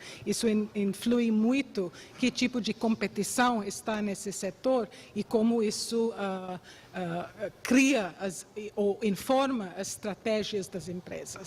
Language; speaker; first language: Portuguese; non-native, fluent; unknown